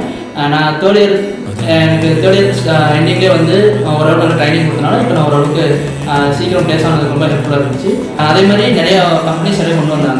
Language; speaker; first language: Tamil; native; Tamil